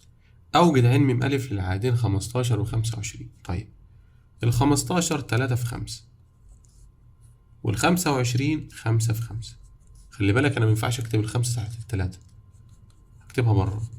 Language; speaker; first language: Arabic; native; Arabic